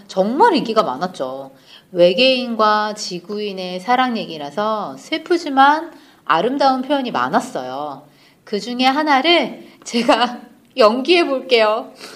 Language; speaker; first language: Korean; native; Korean